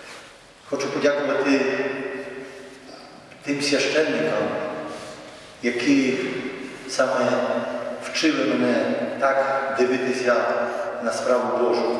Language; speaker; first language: Ukrainian; non-native, fluent; Polish